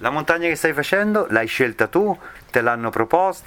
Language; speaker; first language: Italian; native; Italian